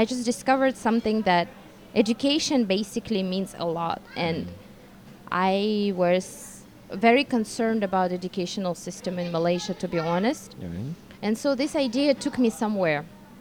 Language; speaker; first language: English; non-native, fluent; Russian